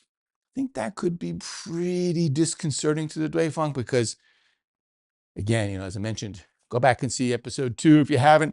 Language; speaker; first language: English; native; English